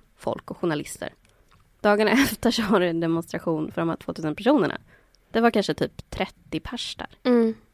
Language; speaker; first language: Swedish; native; Swedish